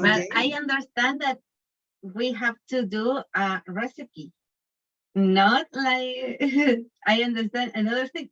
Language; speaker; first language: English; non-native, learner; Spanish